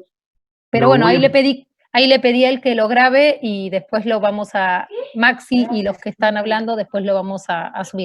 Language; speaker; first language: Spanish; native; Spanish